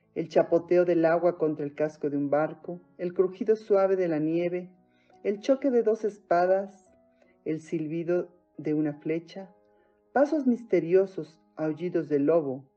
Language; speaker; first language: Spanish; native; Spanish